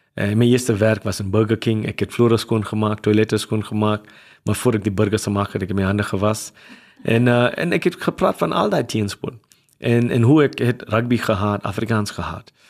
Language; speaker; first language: Afrikaans; non-native, local second language; English